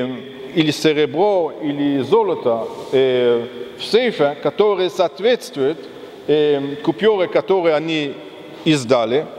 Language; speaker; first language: Russian; non-native, fluent; German